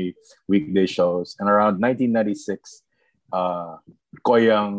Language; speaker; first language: English; non-native, local second language; Cebuano